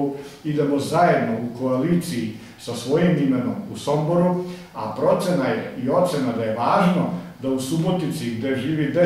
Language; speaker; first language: Serbian; native; Serbian